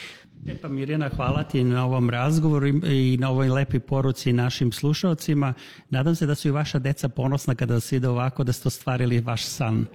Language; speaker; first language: Serbian; native; Serbian